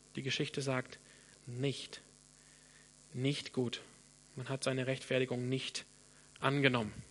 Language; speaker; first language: German; non-native, fluent; English